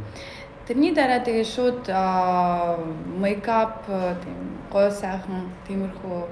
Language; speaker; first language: Mongolian; early bilingual, heritage; Mongolian